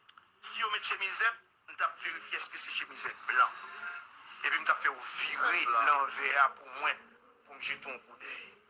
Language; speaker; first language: Haitian Creole; native; Haitian Creole